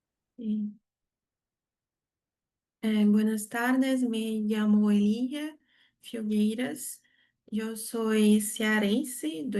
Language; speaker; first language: Spanish; non-native, learner; Portuguese